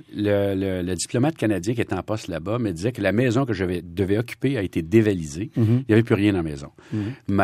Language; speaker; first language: French; native; French